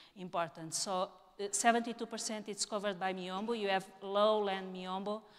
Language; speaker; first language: English; non-native, fluent; Portuguese